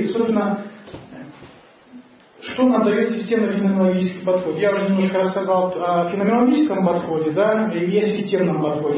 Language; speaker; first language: Russian; native; Russian